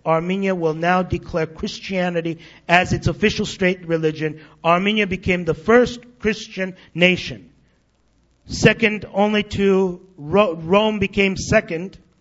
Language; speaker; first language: English; native; English